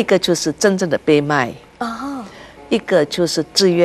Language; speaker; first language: Chinese; early bilingual, heritage; Chinese